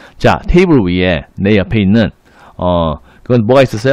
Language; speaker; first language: Korean; native; Korean